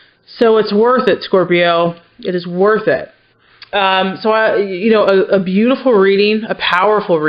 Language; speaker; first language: English; native; English